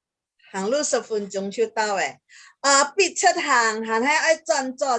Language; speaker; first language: Chinese; early bilingual, heritage; Chinese